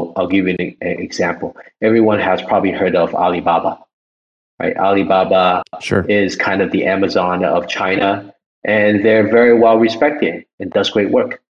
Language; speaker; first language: English; early bilingual, other home language; Chinese